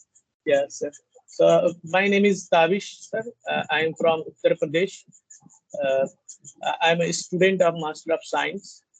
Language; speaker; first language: English; non-native, learner; Hindi